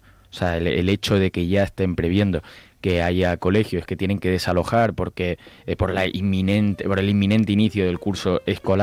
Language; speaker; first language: Spanish; native; Spanish